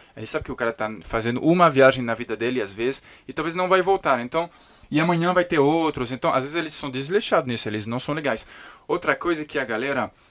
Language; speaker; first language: Portuguese; non-native, fluent; French